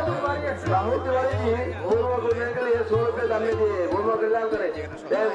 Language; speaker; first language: Hindi; non-native, local second language; Bangla